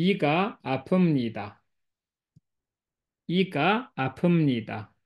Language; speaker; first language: Korean; non-native, fluent; English